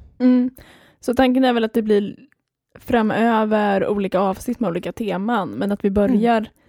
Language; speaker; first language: Swedish; native; Swedish